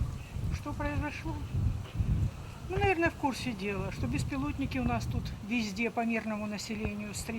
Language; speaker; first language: Russian; native; Russian